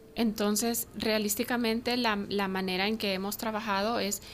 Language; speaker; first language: Spanish; early bilingual, heritage; Spanish